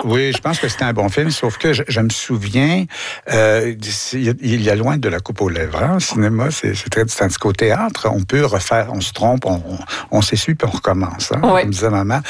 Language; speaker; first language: French; native; French